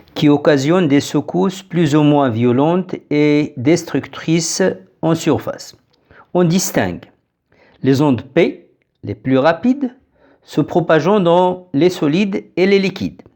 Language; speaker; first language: French; non-native, local second language; Arabic